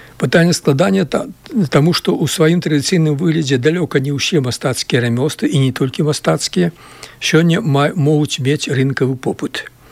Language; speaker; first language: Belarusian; native; Belarusian